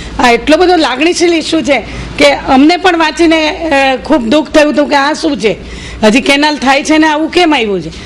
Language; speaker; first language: Gujarati; native; Gujarati